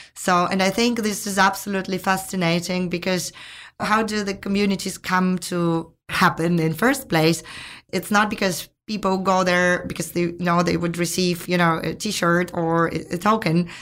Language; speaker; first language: English; non-native, fluent; Ukrainian